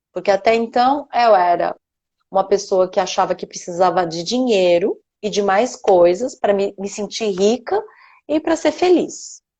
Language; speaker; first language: Portuguese; non-native, local second language; Japanese